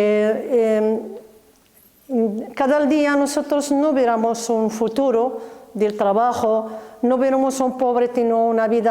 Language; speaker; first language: Spanish; non-native, learner; Arabic